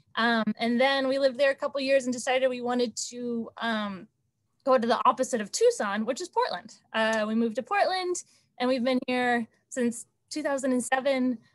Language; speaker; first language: English; native; English